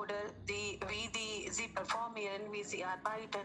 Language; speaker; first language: German; non-native, learner; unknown